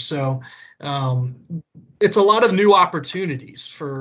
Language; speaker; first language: English; native; English